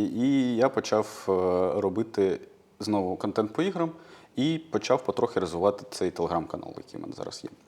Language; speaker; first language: Ukrainian; non-native, local second language; Russian